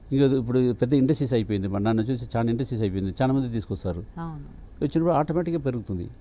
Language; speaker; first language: Telugu; non-native, local second language; Tamil